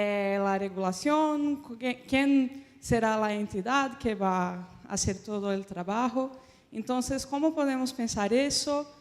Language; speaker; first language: Spanish; non-native, fluent; Portuguese